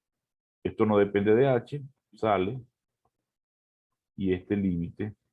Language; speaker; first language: Spanish; native; Spanish